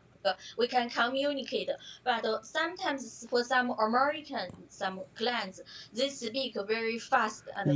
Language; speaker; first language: English; non-native, learner; Chinese